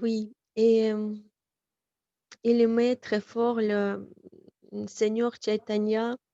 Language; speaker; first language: French; non-native, fluent; Russian